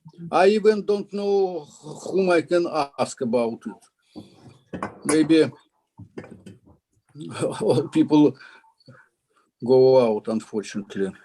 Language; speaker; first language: English; non-native, learner; Russian